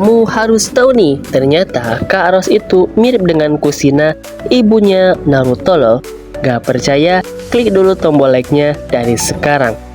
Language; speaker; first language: Indonesian; native; Indonesian